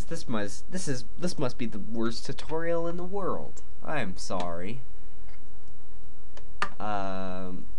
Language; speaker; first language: English; native; English